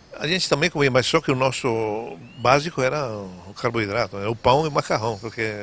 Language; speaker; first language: Portuguese; non-native, fluent; Italian